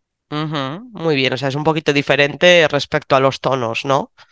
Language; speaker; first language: Spanish; native; Spanish